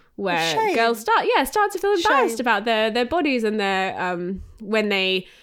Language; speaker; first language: English; native; English